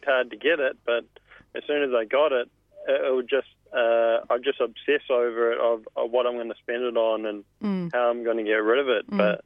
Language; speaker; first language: English; native; English